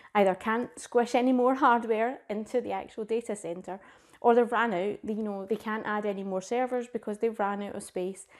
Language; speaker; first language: English; native; English